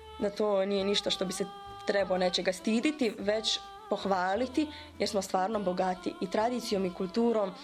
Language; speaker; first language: Serbian; early bilingual, heritage; Bosnian